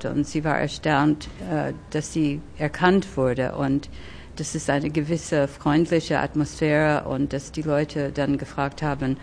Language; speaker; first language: German; early bilingual, other home language; French